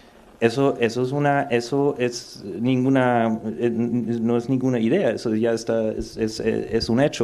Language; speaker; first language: Spanish; non-native, fluent; German